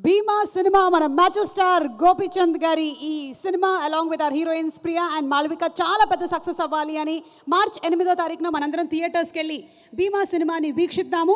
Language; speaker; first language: Telugu; native; Telugu